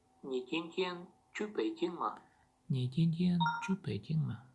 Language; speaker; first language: Chinese; non-native, learner; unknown